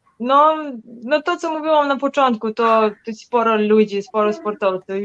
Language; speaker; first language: Polish; non-native, learner; Serbian